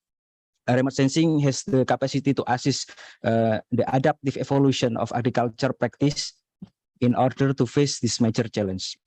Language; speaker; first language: English; non-native, learner; Indonesian